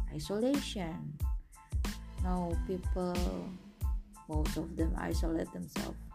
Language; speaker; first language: English; non-native, fluent; Indonesian